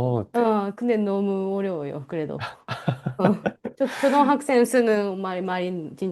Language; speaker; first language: Korean; non-native, learner; Japanese